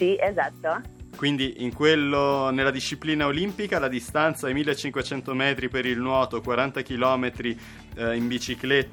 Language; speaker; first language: Italian; non-native, learner; Slovenian